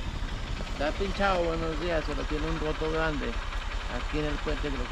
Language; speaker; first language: Spanish; native; Spanish